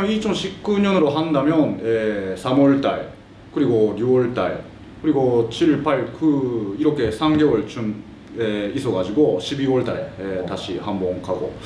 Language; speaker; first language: Korean; early bilingual, heritage; Korean